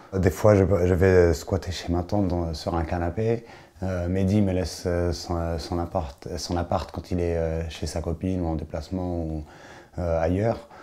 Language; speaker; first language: French; non-native, local second language; Arabic